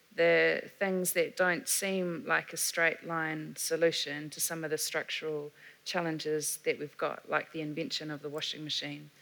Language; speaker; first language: English; native; English